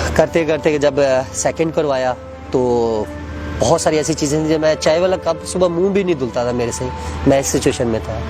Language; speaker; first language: Urdu; non-native, local second language; Punjabi